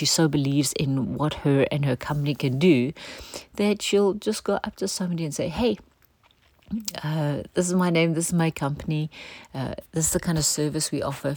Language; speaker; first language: English; native; English